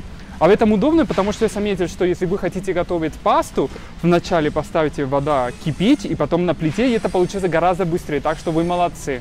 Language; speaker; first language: Russian; non-native, fluent; Spanish